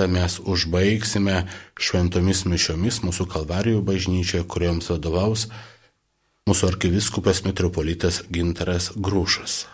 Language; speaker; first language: Lithuanian; non-native, local second language; Polish